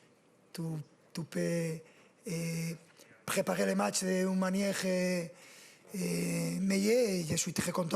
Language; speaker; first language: French; non-native, fluent; Spanish